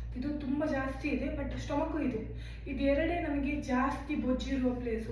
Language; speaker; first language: Kannada; non-native, local second language; Tulu